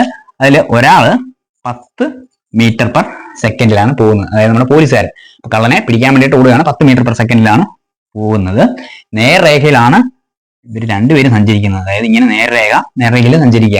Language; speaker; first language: Malayalam; native; Malayalam